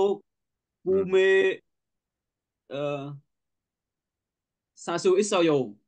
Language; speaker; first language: Korean; non-native, learner; Vietnamese